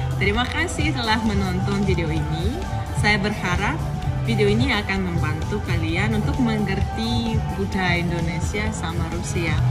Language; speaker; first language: Indonesian; non-native, fluent; Russian